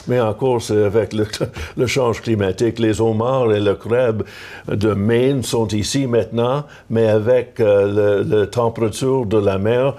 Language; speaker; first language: French; non-native, local second language; English